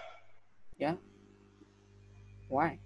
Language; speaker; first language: English; non-native, fluent; Vietnamese